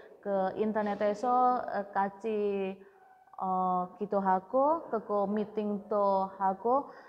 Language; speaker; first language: Korean; non-native, learner; Indonesian